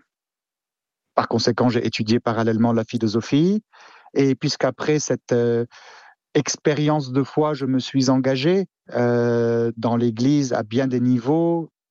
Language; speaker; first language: French; non-native, local second language; Arabic